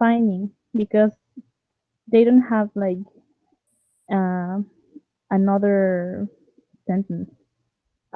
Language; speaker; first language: English; non-native, learner; Spanish